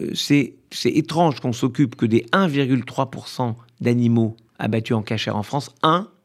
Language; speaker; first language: French; native; French